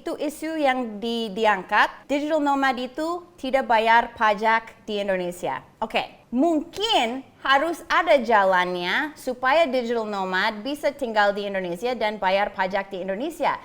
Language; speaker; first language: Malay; non-native, fluent; English